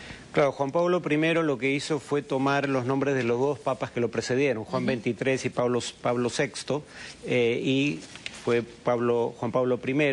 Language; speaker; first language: Spanish; native; Spanish